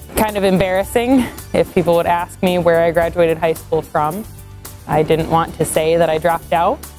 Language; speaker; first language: English; native; English